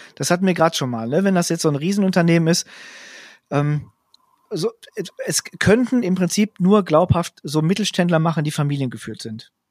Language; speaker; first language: German; native; German